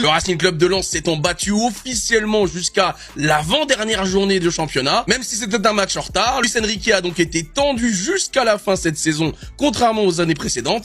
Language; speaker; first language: French; native; French